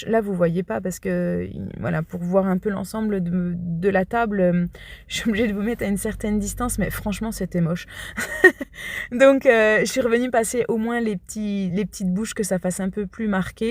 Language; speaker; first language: French; native; French